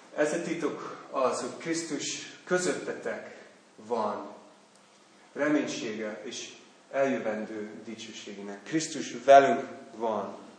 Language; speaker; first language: Hungarian; non-native, fluent; English